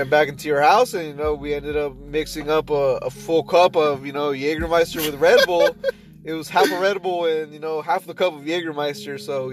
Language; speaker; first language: English; non-native, fluent; Spanish